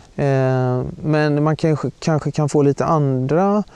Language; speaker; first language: Swedish; native; Swedish